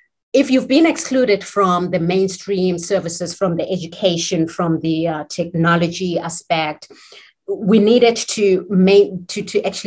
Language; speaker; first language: English; non-native, local second language; Zulu